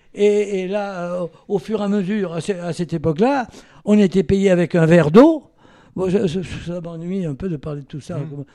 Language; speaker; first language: French; native; French